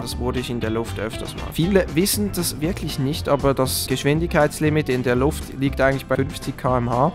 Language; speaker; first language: German; native; German